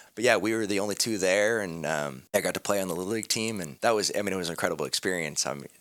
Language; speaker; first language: English; native; English